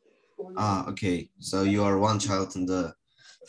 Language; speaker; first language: English; non-native, fluent; Russian